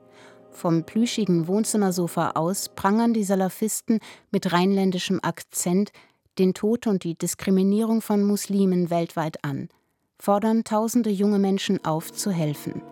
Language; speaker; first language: German; native; German